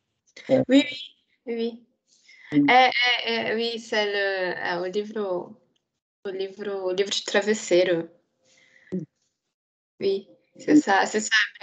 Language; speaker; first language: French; non-native, learner; Portuguese